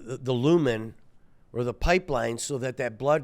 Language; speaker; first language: English; native; English